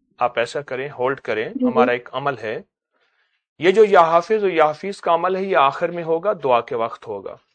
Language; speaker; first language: Urdu; native; Urdu